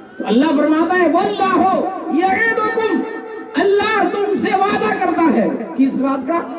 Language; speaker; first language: Urdu; native; Urdu